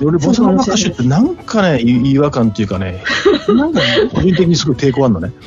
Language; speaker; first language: Japanese; native; Japanese